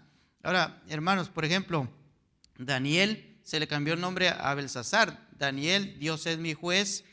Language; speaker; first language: Spanish; native; Spanish